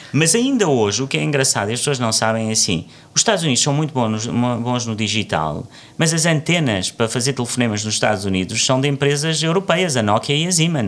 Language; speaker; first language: Portuguese; native; Portuguese